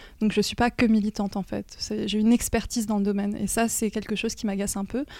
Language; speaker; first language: French; native; French